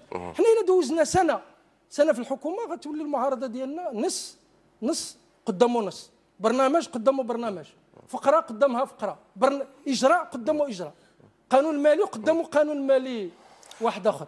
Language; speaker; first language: Arabic; native; Arabic